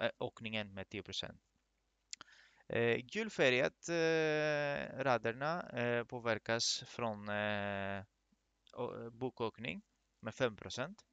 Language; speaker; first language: Swedish; non-native, fluent; Greek